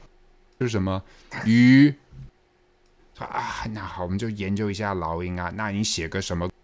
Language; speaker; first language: Chinese; non-native, fluent; English